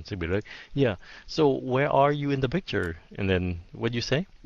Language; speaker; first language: English; non-native, fluent; Vietnamese